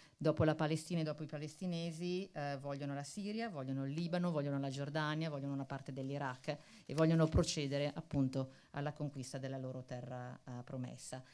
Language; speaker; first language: Italian; native; Italian